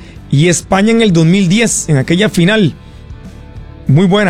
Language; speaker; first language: Spanish; native; Spanish